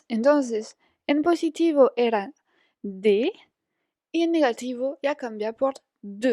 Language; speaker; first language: Spanish; non-native, fluent; French